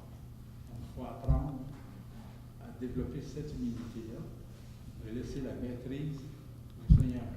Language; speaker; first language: French; native; French